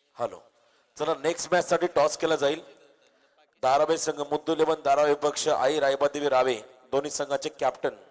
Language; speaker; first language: Marathi; native; Marathi